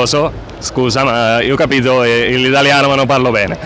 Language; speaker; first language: Italian; non-native, learner; Spanish